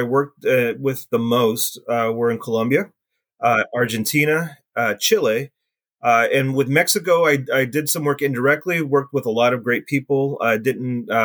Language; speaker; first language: English; native; English